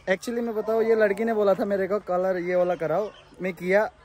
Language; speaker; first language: Hindi; non-native, local second language; Nepali